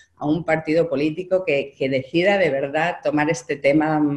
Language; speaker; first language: Spanish; native; Spanish